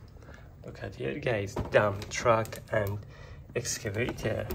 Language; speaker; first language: English; non-native, learner; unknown